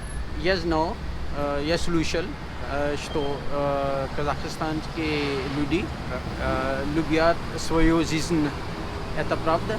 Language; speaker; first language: Russian; non-native, learner; Urdu